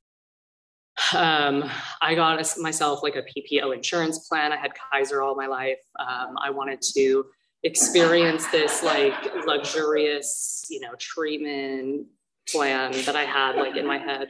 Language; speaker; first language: English; native; English